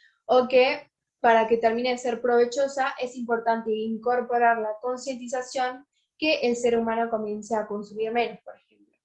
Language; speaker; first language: Spanish; native; Spanish